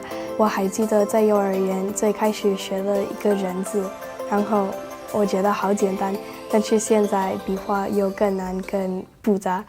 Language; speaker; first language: Chinese; non-native, fluent; English